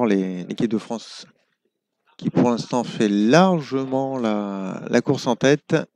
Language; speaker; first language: French; native; French